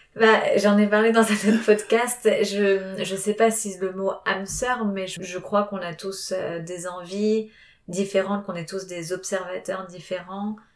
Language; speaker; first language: French; non-native, fluent; Spanish